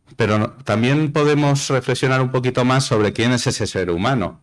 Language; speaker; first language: Spanish; native; Spanish